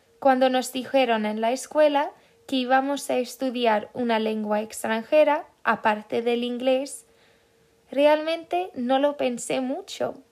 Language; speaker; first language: Spanish; non-native, fluent; Swedish